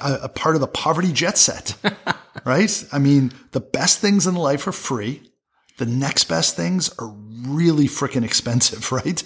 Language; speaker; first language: English; native; English